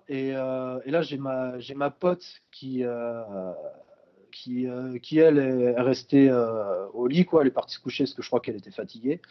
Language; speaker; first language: French; native; French